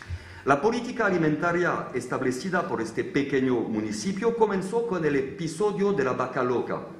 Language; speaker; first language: Spanish; non-native, fluent; French